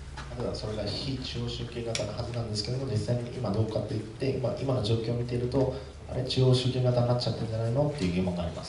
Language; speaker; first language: Japanese; native; Japanese